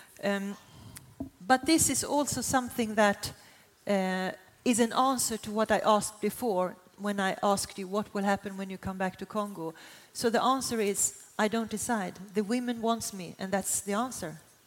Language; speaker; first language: English; non-native, fluent; Swedish